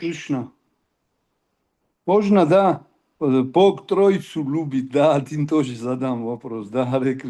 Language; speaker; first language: Russian; non-native, local second language; Georgian